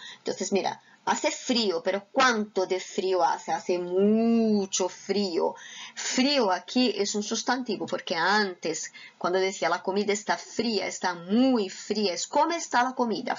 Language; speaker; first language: Spanish; non-native, fluent; Portuguese